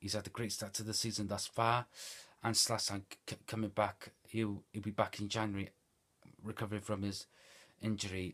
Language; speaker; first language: English; native; English